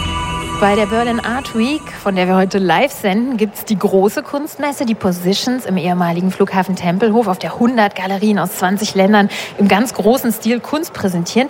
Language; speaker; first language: German; native; German